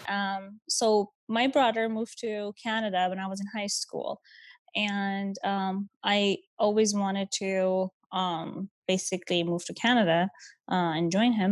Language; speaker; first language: English; non-native, fluent; Persian